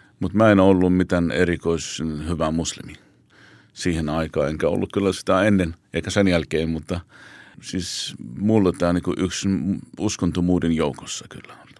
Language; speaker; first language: Finnish; non-native, fluent; Arabic